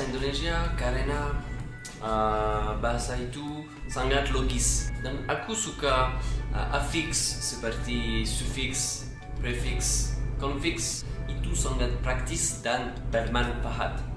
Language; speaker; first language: Indonesian; non-native, learner; French